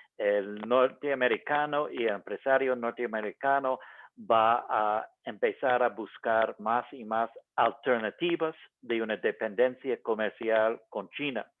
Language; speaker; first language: Spanish; non-native, fluent; English